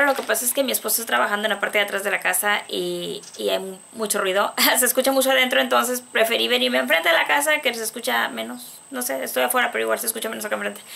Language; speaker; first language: Spanish; native; Spanish